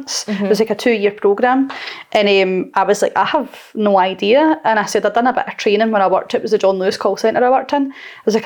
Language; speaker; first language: English; native; English